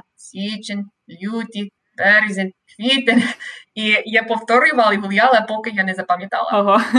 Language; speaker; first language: Ukrainian; non-native, fluent; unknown